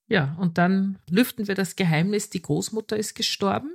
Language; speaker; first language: German; native; German